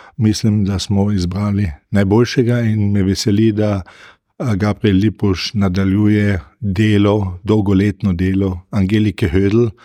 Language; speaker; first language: Slovenian; native; Slovenian